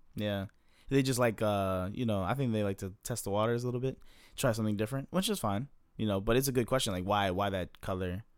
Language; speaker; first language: English; native; English